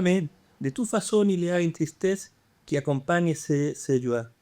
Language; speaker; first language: French; non-native, fluent; Spanish